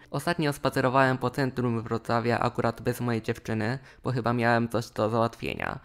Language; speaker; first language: Polish; non-native, fluent; Japanese